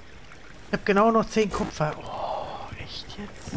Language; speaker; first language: German; native; German